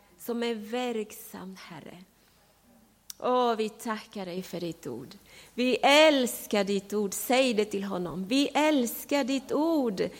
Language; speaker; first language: Swedish; non-native, fluent; Spanish